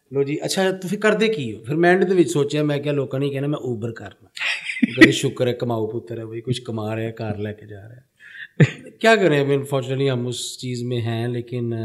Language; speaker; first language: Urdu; early bilingual, heritage; Punjabi